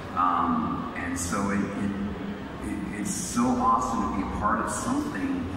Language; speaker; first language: English; native; English